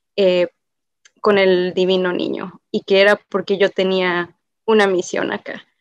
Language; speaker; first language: Spanish; native; Spanish